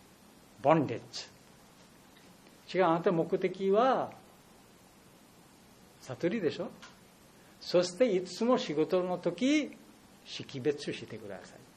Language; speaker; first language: Japanese; non-native, learner; Bangla